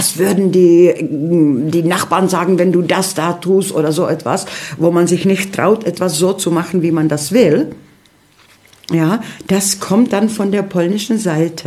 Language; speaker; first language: German; early bilingual, heritage; Czech